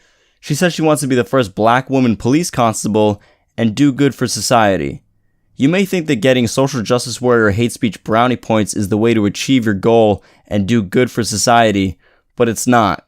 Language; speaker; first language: English; native; English